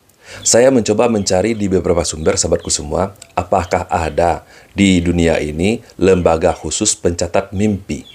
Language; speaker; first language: Indonesian; native; Indonesian